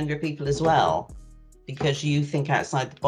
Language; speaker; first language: English; native; English